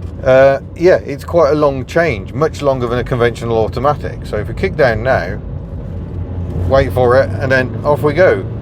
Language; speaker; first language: English; native; English